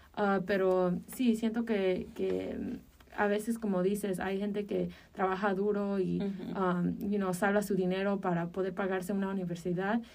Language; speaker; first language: Spanish; early bilingual, heritage; Spanish